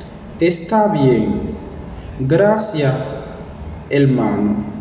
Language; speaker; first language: Spanish; non-native, learner; Haitian Creole